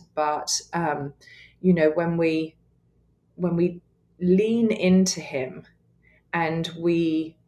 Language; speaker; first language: English; native; English